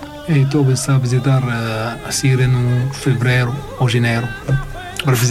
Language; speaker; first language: Portuguese; non-native, learner; Arabic